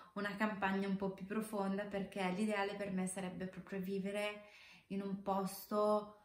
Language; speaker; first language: Italian; non-native, fluent; Romanian